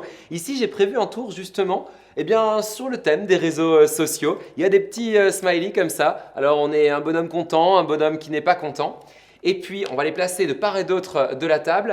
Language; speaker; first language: French; native; French